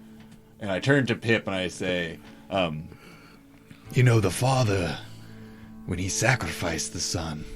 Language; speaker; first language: English; native; English